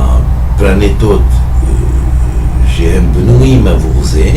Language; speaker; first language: Hebrew; non-native, fluent; French